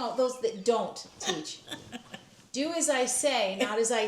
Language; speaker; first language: English; native; English